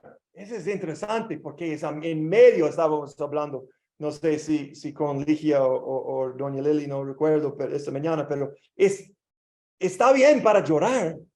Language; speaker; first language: Spanish; non-native, learner; English